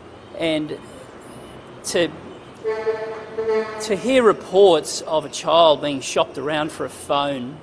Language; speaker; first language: English; native; English